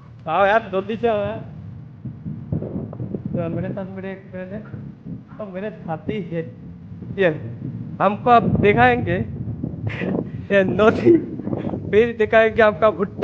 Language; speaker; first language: Hindi; non-native, local second language; Bangla